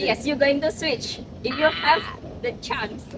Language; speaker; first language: English; non-native, learner; Indonesian